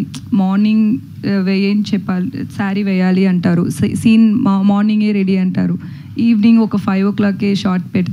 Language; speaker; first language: Telugu; non-native, learner; Tamil